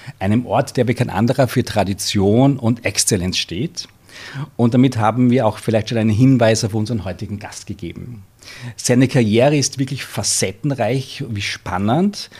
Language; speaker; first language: German; native; German